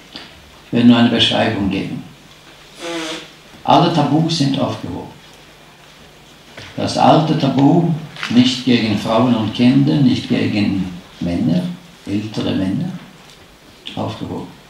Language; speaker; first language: German; non-native, fluent; Norwegian